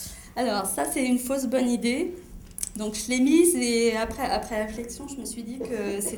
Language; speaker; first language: French; native; French